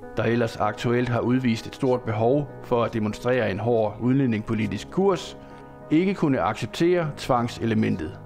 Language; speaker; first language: Danish; native; Danish